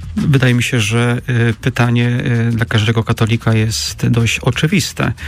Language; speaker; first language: Polish; native; Polish